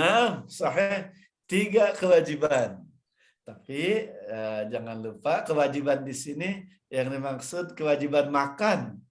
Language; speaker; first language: Indonesian; native; Indonesian